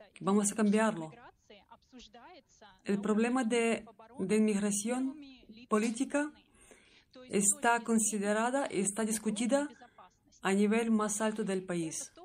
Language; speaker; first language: Spanish; non-native, learner; Russian